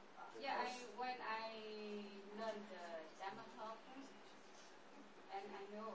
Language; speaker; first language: English; non-native, learner; Vietnamese